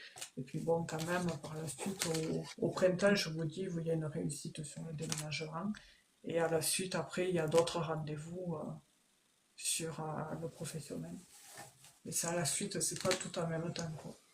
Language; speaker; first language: French; native; French